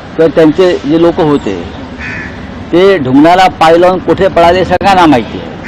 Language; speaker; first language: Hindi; non-native, local second language; Marathi